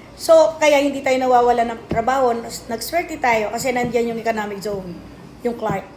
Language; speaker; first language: Filipino; non-native, local second language; Pampanga